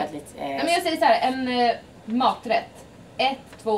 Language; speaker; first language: Swedish; native; Swedish